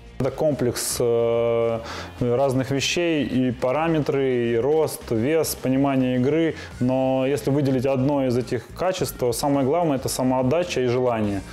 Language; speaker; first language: Russian; native; Russian